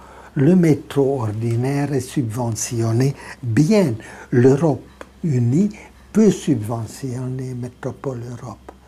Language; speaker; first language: French; non-native, fluent; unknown